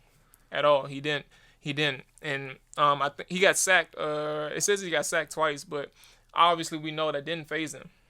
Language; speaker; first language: English; native; English